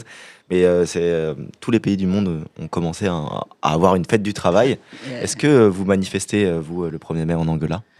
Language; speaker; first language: French; native; French